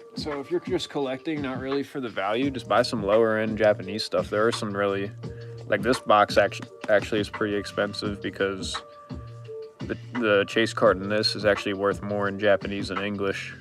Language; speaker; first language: English; native; English